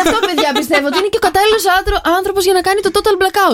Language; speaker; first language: Greek; native; Greek